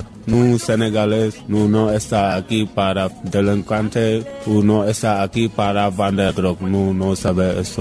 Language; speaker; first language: Spanish; non-native, learner; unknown